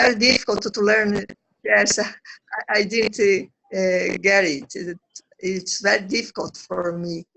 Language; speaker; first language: English; non-native, learner; Portuguese